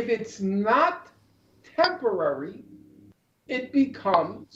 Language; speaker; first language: English; native; English